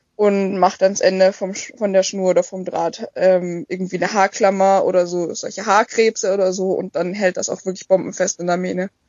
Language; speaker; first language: German; native; German